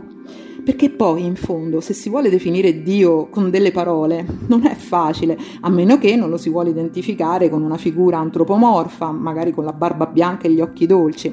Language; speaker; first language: Italian; native; Italian